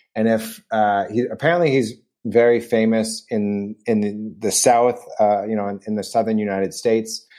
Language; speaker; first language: English; native; English